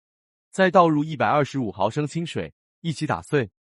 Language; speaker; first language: Chinese; native; Chinese